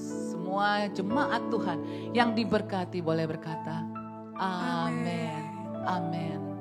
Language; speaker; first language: Indonesian; native; Indonesian